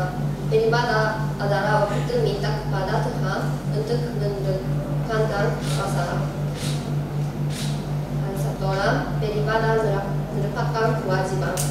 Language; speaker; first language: Indonesian; non-native, learner; Japanese